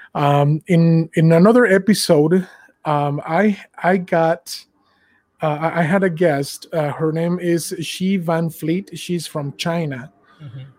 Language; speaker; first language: English; non-native, fluent; Spanish